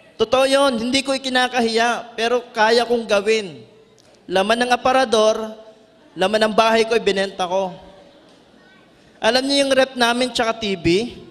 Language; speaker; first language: Filipino; non-native, local second language; Bikol